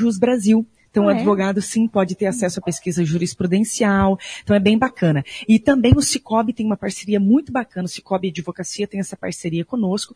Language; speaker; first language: Portuguese; native; Portuguese